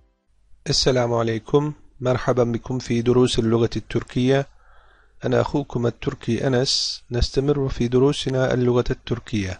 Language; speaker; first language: Arabic; non-native, fluent; Turkish